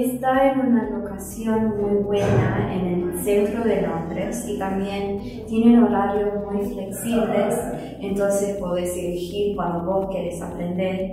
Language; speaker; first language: Spanish; early bilingual, heritage; Spanish